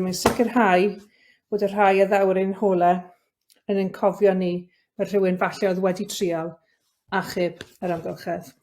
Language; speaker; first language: Welsh; native; Welsh